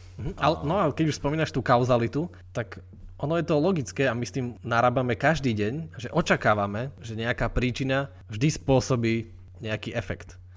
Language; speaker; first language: Slovak; native; Slovak